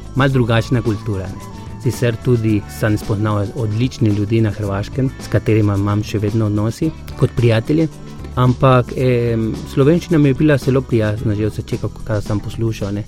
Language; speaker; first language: Slovenian; non-native, fluent; Spanish